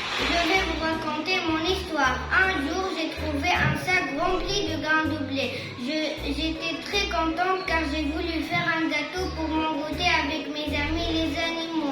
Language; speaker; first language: French; non-native, learner; Arabic